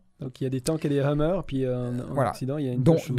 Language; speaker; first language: French; native; French